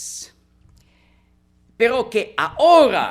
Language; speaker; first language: Spanish; non-native, fluent; German